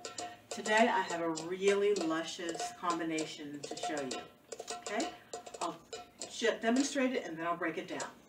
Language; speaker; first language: English; native; English